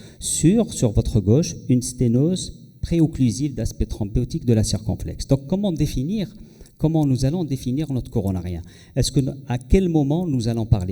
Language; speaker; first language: French; non-native, local second language; Arabic